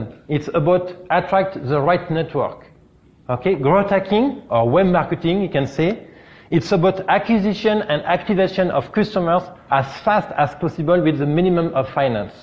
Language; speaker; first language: English; non-native, learner; French